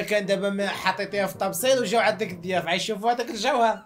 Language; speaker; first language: Arabic; native; Arabic